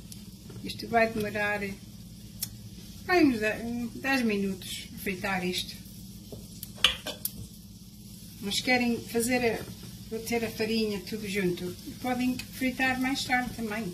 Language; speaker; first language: Portuguese; early bilingual, heritage; Portuguese